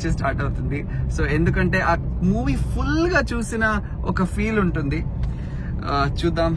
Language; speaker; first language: Telugu; non-native, learner; Kannada